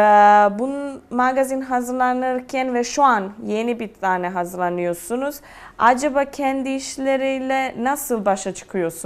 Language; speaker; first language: Turkish; non-native, fluent; Serbian